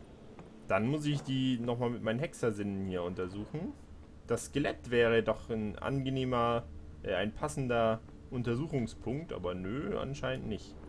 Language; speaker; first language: German; native; German